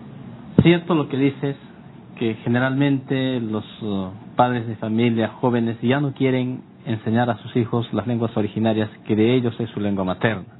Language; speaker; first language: Spanish; non-native, local second language; Quechua